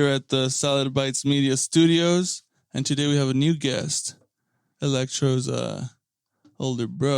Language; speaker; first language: English; native; English